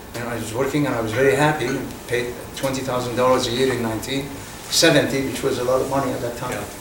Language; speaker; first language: English; non-native, fluent; Persian